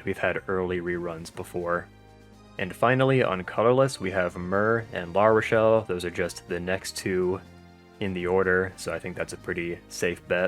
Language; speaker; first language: English; native; English